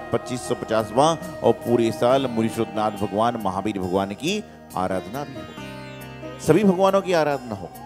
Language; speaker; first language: Hindi; native; Hindi